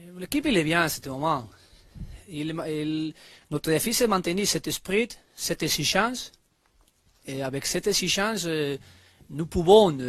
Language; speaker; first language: French; non-native, learner; Spanish